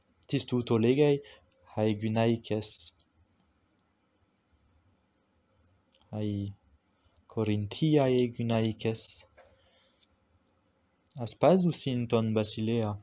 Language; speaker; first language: Greek; non-native, fluent; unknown